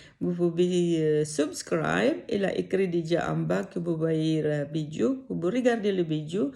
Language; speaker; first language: French; non-native, learner; Filipino